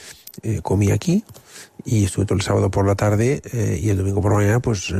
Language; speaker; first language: Spanish; non-native, local second language; Catalan